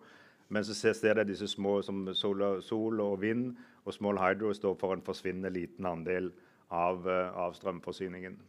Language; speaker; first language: Norwegian; native; Norwegian